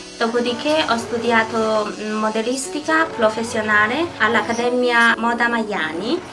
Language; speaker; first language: Italian; non-native, fluent; Chinese